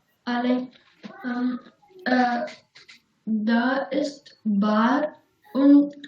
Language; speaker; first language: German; non-native, learner; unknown